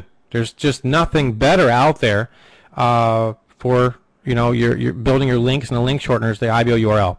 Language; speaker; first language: English; native; English